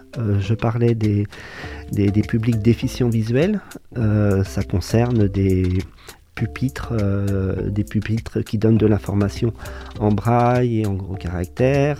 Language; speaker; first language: French; native; French